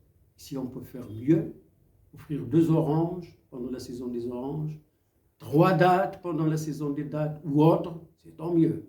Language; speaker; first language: French; non-native, local second language; Arabic